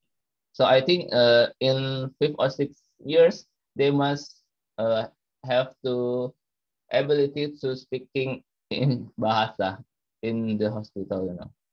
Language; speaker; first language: English; non-native, learner; Indonesian